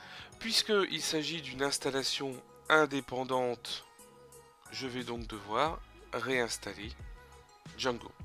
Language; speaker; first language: French; native; French